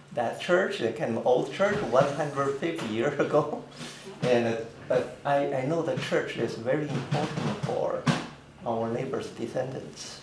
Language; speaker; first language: English; non-native, learner; Chinese